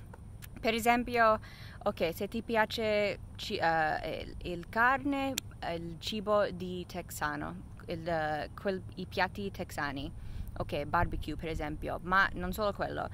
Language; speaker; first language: Italian; non-native, fluent; English